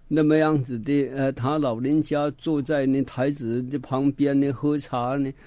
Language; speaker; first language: Chinese; native; Chinese